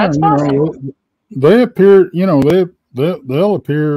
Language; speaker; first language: English; native; English